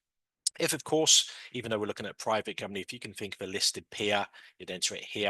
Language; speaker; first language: English; native; English